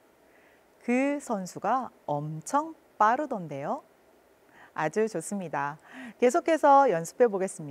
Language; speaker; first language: Korean; native; Korean